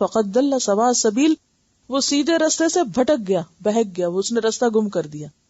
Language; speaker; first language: Urdu; native; Urdu